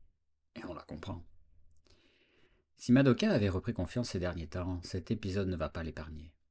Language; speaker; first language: French; native; French